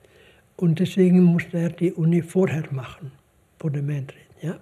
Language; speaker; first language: German; non-native, fluent; Hungarian